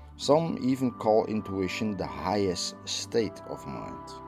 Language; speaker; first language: English; non-native, fluent; Dutch